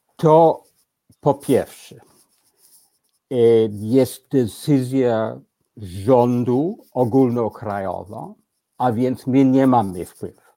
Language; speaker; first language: Polish; non-native, fluent; English